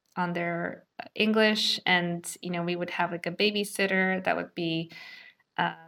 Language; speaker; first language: English; native; English